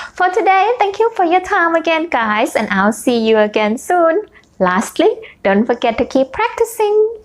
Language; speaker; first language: English; non-native, fluent; Thai